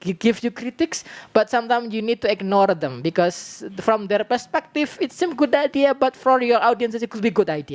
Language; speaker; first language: English; non-native, learner; Indonesian